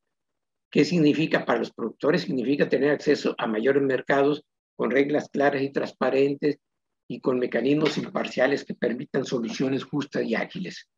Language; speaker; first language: Spanish; native; Spanish